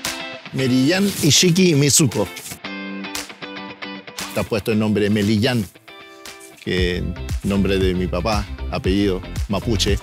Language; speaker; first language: Spanish; early bilingual, heritage; Spanish